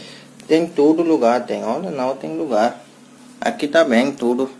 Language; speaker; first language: Portuguese; non-native, learner; Hindi